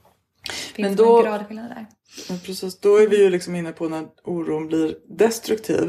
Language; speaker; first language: Swedish; native; Swedish